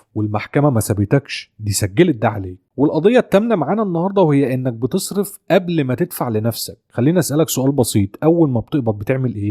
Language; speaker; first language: Arabic; native; Arabic